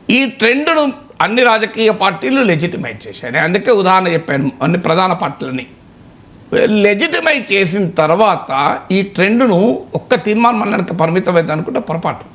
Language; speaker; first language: Telugu; native; Telugu